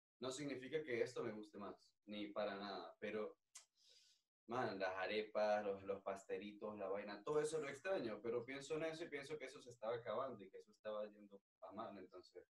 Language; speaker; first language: Spanish; native; Spanish